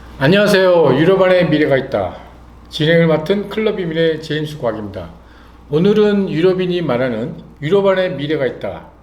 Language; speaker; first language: Korean; native; Korean